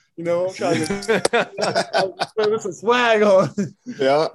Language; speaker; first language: English; non-native, fluent; Haitian Creole